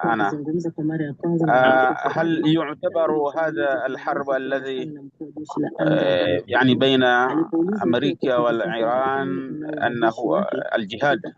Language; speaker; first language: Arabic; non-native, learner; Swahili